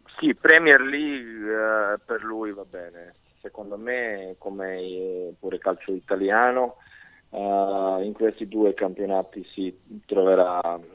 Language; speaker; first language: Italian; non-native, fluent; Serbian